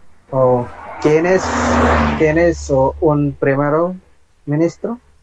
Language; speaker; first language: Spanish; non-native, learner; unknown